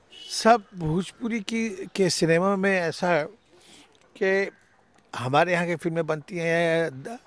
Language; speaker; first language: Hindi; native; Hindi